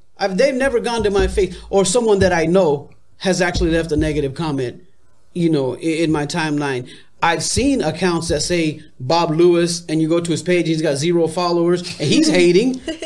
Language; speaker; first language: English; native; English